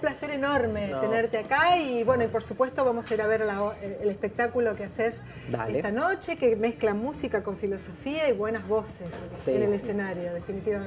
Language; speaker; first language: Spanish; native; Spanish